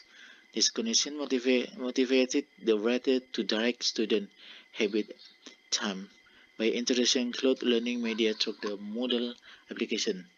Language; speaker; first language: English; non-native, learner; Indonesian